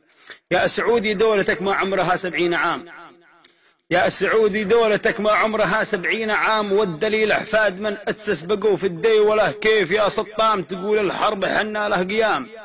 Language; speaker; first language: Arabic; native; Arabic